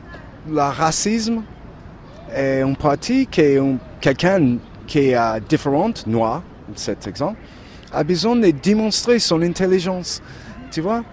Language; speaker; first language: French; non-native, learner; English